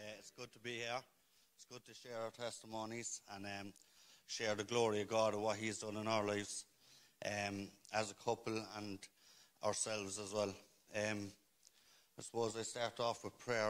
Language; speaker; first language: English; native; English